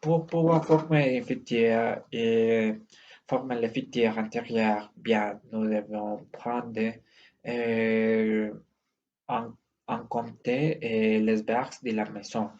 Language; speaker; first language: French; non-native, learner; Spanish